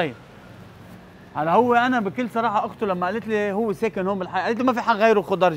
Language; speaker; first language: Arabic; native; Arabic